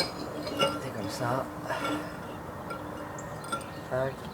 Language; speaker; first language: French; native; French